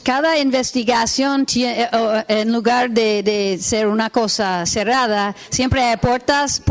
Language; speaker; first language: Spanish; non-native, fluent; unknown